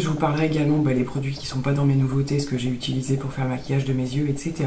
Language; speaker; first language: French; native; French